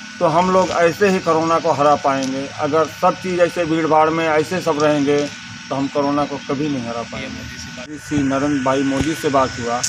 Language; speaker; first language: Hindi; native; Hindi